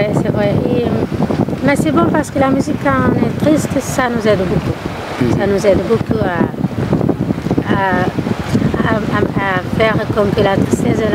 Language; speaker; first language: French; non-native, learner; Kabuverdianu